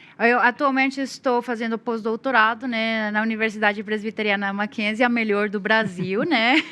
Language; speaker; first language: Portuguese; non-native, fluent; Spanish